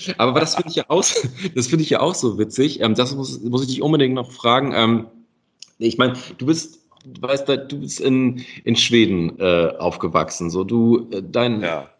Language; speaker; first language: German; native; German